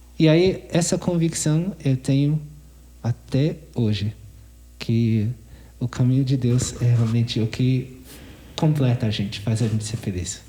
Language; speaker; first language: Portuguese; non-native, fluent; English